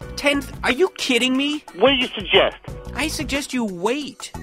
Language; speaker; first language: English; native; English